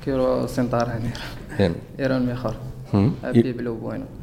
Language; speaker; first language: Spanish; non-native, learner; Berber languages